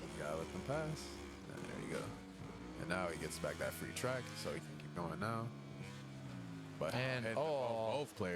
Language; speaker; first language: English; native; English